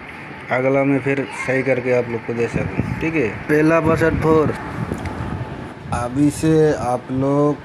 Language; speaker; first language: Hindi; non-native, local second language; Bangla